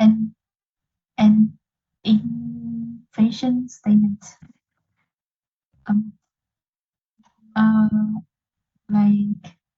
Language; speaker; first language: English; non-native, learner; Vietnamese